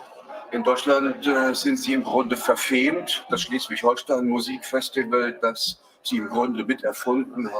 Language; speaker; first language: German; native; German